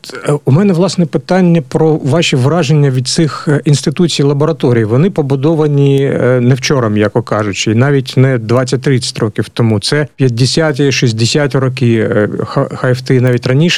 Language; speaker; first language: Ukrainian; native; Ukrainian